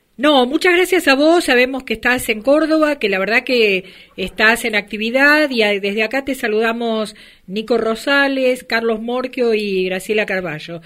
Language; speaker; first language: Spanish; native; Spanish